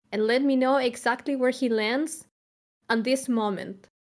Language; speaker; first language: English; non-native, fluent; Spanish